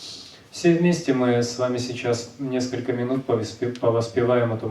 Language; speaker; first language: Russian; native; Russian